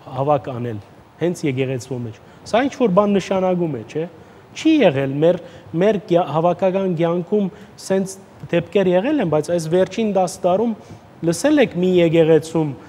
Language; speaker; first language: Armenian; early bilingual, heritage; Armenian